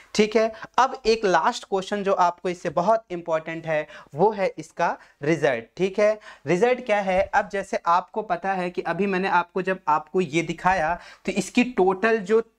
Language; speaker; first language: Hindi; non-native, local second language; Marathi